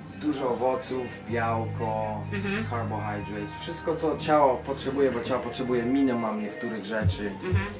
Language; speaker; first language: Polish; early bilingual, heritage; Polish